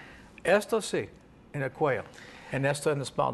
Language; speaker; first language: Spanish; non-native, learner; English